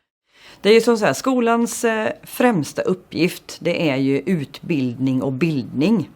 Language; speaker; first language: Swedish; native; Swedish